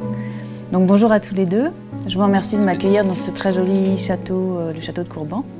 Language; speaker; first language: French; native; French